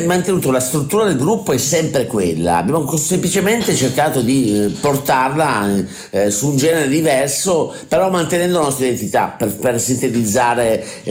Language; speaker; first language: Italian; native; Italian